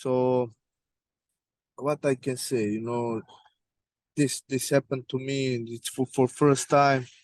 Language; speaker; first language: English; non-native, learner; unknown